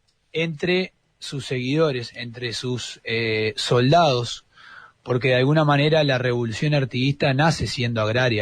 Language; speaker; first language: Spanish; native; Spanish